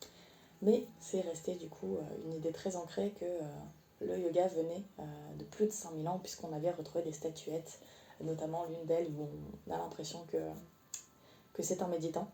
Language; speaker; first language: French; native; French